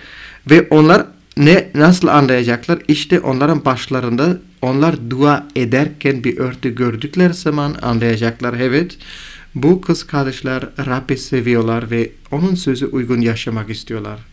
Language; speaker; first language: Turkish; non-native, fluent; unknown